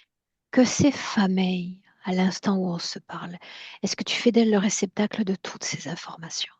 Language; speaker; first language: French; native; French